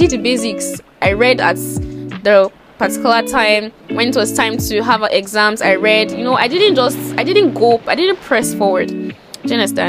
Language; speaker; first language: English; non-native, local second language; Yoruba